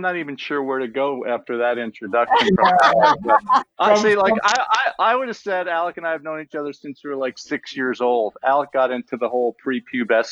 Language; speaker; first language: English; native; English